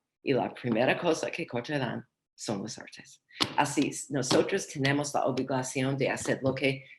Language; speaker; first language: Spanish; non-native, learner; English